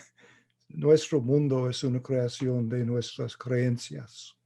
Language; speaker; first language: Spanish; non-native, fluent; English